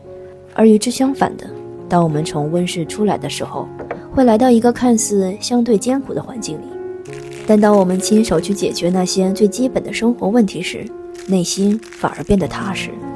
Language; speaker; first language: Chinese; native; Chinese